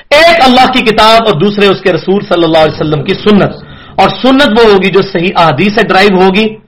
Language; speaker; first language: Urdu; non-native, local second language; Punjabi